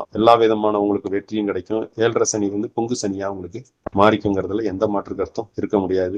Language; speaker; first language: Tamil; native; Tamil